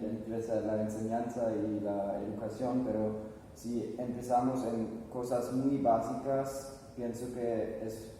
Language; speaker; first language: Spanish; non-native, fluent; German